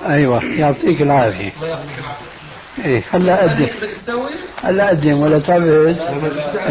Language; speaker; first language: Arabic; native; Arabic